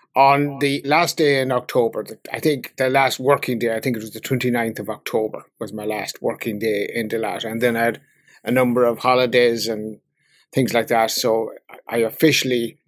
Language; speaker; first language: English; native; English